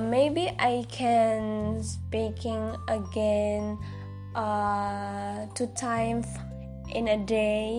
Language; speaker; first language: English; non-native, learner; Indonesian